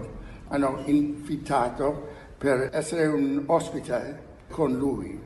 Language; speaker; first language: Italian; non-native, learner; English